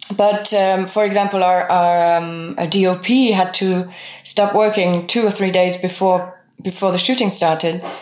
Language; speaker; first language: English; non-native, fluent; French